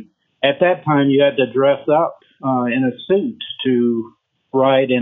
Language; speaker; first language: English; early bilingual, other home language; French